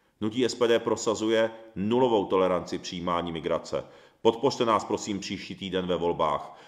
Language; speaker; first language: Czech; early bilingual, other home language; Japanese